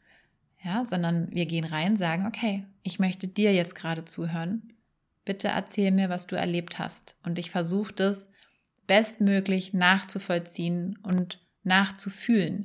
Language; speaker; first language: German; native; German